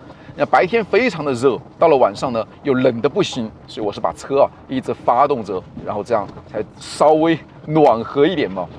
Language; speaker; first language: Chinese; native; Chinese